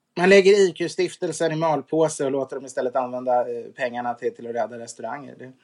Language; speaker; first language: Swedish; native; Swedish